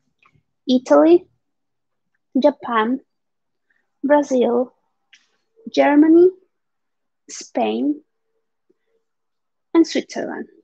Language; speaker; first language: English; non-native, fluent; Spanish